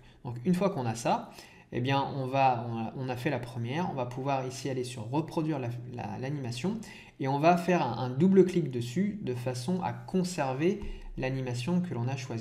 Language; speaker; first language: French; native; French